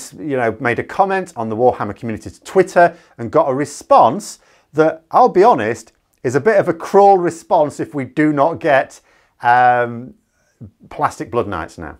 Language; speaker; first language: English; native; English